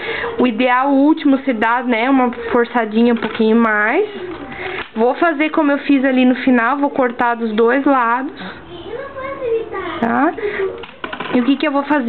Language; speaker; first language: Portuguese; native; Portuguese